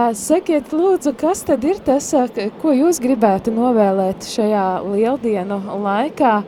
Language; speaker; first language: Latvian; native; Latvian